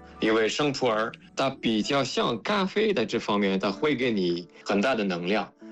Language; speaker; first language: Chinese; non-native, fluent; French